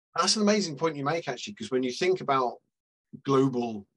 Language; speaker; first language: English; native; English